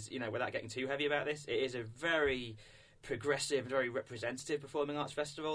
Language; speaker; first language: English; native; English